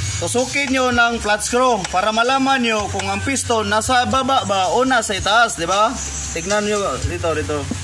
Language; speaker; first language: Filipino; non-native, local second language; Cebuano